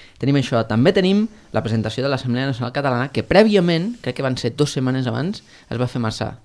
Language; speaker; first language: Catalan; native; Catalan